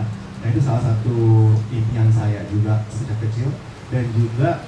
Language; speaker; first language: Indonesian; early bilingual, heritage; Japanese